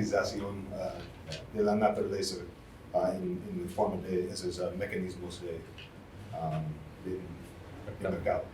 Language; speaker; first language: Spanish; non-native, fluent; English